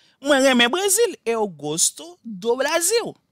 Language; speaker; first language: Portuguese; non-native, fluent; Haitian Creole